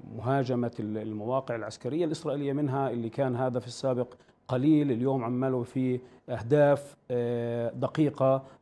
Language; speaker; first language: Arabic; native; Arabic